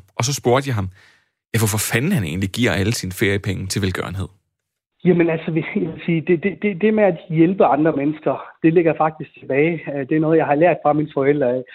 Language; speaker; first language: Danish; early bilingual, other home language; Sinhala